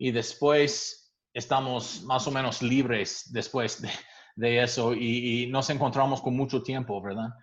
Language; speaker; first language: Spanish; non-native, fluent; English